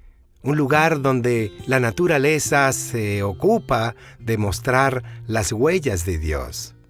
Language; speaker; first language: Spanish; native; Spanish